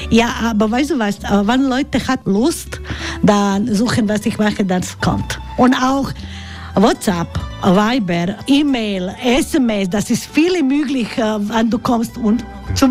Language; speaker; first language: German; non-native, learner; Croatian